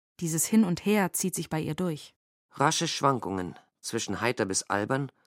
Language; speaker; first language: German; native; German